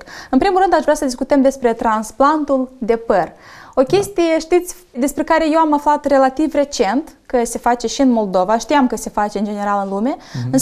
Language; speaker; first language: Romanian; native; Romanian